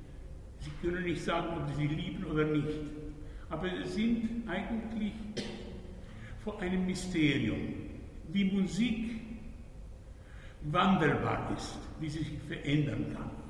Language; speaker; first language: German; non-native, fluent; Spanish